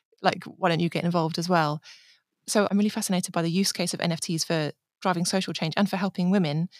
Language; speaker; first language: English; native; English